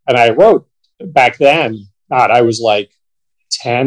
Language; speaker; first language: English; native; English